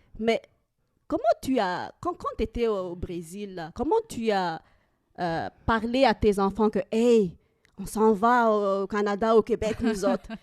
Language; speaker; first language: French; non-native, local second language; Malagasy